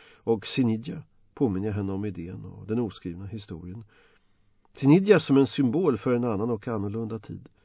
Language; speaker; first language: Swedish; non-native, fluent; Bosnian